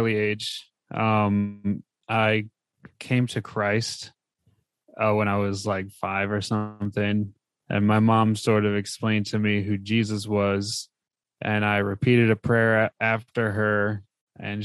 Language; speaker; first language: English; native; English